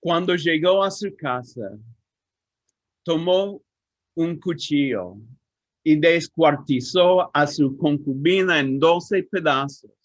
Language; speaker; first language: Spanish; non-native, learner; English